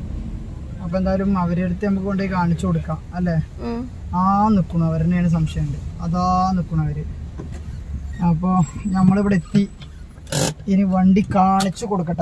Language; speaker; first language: Malayalam; native; Malayalam